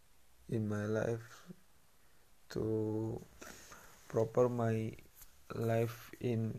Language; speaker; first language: English; non-native, learner; Indonesian